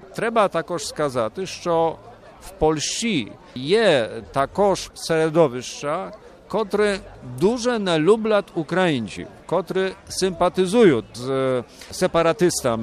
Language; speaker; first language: Ukrainian; early bilingual, heritage; Rusyn